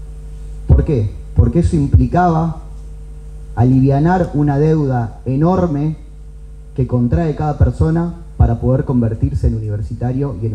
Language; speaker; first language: Spanish; native; Spanish